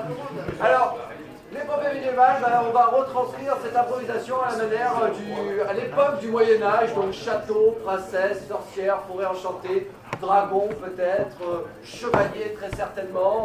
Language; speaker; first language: French; native; French